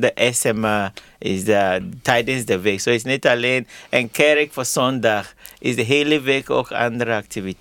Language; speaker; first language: Dutch; non-native, learner; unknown